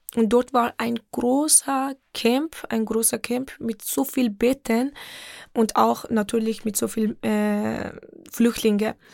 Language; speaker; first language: German; non-native, fluent; Persian